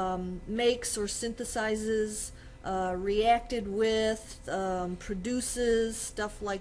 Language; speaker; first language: English; native; English